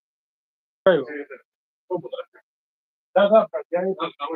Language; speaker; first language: Russian; non-native, fluent; Tajik